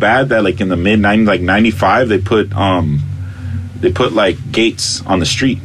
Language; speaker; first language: English; early bilingual, other home language; Spanish